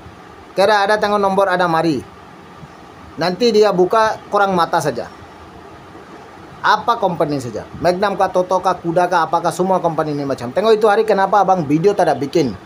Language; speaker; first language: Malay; non-native, learner; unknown